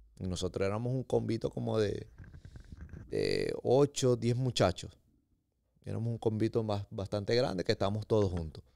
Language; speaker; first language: Spanish; native; Spanish